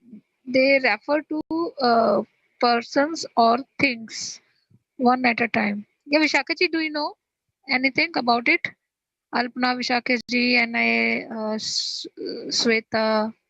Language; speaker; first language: English; non-native, learner; Hindi